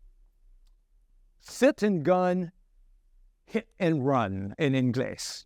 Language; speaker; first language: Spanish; non-native, learner; English